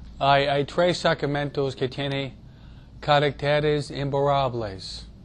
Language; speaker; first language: Spanish; non-native, fluent; English